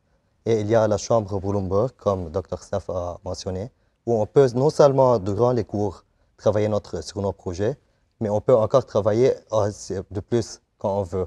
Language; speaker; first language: French; non-native, local second language; Arabic